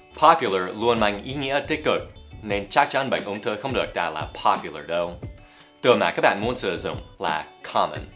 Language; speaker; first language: Vietnamese; non-native, fluent; English